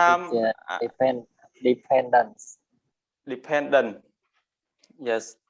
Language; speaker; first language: English; non-native, learner; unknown